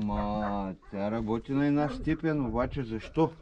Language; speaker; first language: Bulgarian; non-native, local second language; Turkish